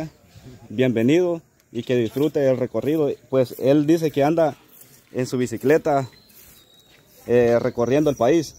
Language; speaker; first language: Spanish; native; Spanish